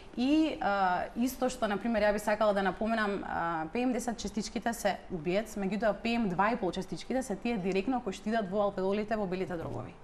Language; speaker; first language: Macedonian; native; Macedonian